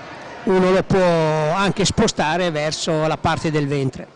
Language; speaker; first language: Italian; native; Italian